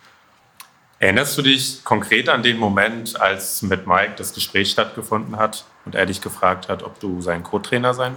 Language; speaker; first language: German; native; German